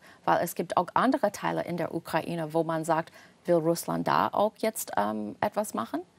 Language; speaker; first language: German; non-native, fluent; English